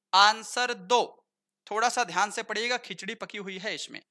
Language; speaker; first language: Hindi; native; Hindi